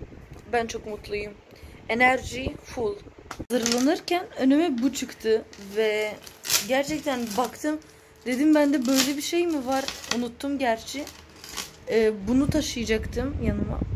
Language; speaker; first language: Turkish; early bilingual, other home language; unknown